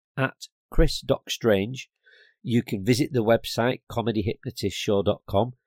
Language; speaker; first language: English; native; English